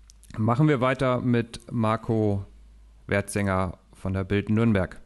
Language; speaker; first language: German; native; German